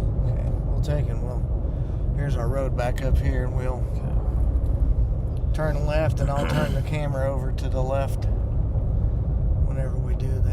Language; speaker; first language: English; native; English